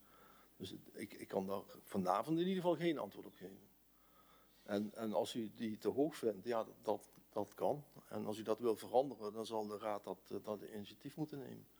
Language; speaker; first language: Dutch; native; Dutch